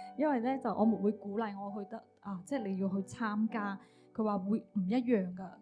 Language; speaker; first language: Cantonese; early bilingual, other home language; Min Nan Chinese